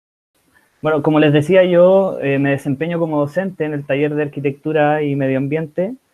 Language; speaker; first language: Spanish; native; Spanish